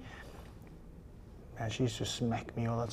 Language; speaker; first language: English; non-native, fluent; Samoan